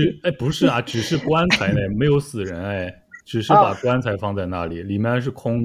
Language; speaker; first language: Chinese; native; Chinese